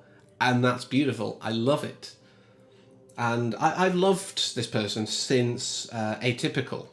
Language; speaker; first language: English; native; English